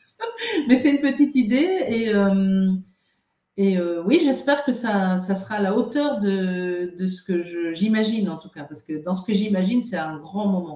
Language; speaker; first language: French; native; French